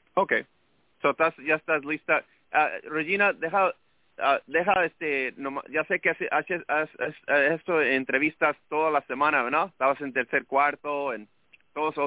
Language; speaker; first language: Spanish; early bilingual, other home language; English